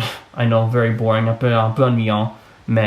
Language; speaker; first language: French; non-native, fluent; English